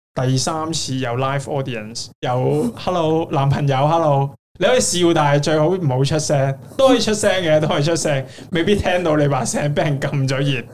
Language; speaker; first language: Cantonese; native; Cantonese